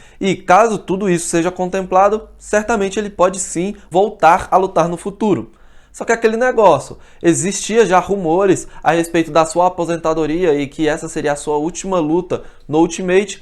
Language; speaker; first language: Portuguese; native; Portuguese